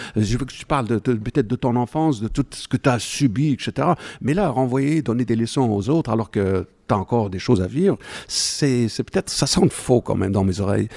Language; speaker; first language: French; non-native, local second language; Arabic